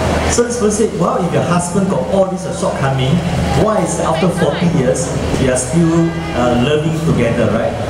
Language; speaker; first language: English; non-native, local second language; Chinese